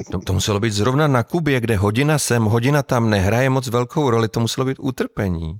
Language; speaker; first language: Czech; native; Czech